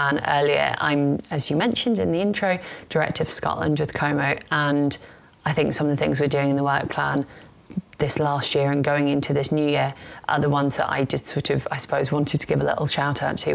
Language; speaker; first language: English; native; English